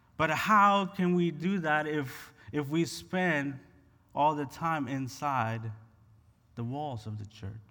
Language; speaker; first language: English; non-native, fluent; Spanish